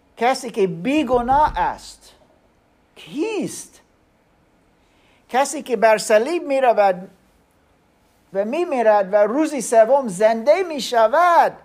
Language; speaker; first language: Persian; non-native, learner; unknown